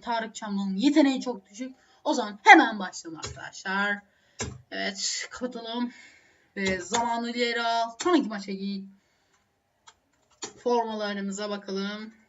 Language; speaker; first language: Turkish; native; Turkish